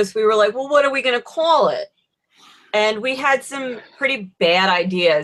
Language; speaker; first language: English; native; English